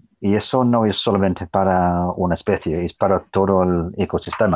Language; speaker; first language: Spanish; non-native, fluent; English